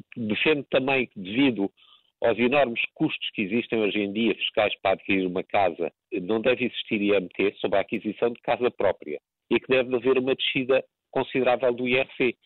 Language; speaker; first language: Portuguese; native; Portuguese